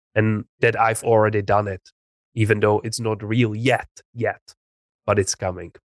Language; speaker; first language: English; non-native, fluent; Czech